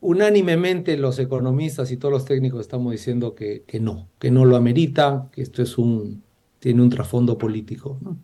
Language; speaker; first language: Spanish; native; Spanish